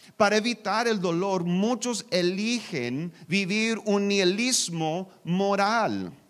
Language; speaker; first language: Spanish; non-native, learner; English